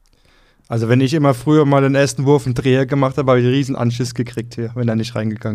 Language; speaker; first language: German; native; German